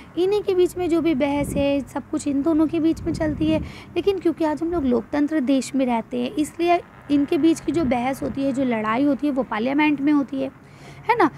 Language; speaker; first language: Hindi; native; Hindi